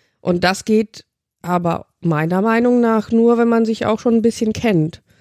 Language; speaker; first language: German; early bilingual, other home language; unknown